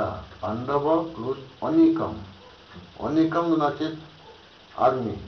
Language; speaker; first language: Russian; non-native, learner; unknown